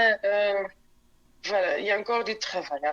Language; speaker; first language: French; non-native, local second language; Dutch